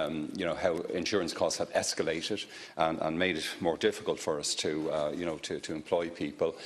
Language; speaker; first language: English; native; English